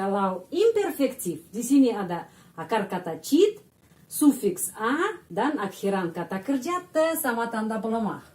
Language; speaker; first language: Indonesian; non-native, fluent; Russian